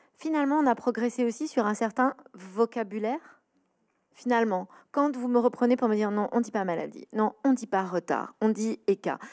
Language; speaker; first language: French; native; French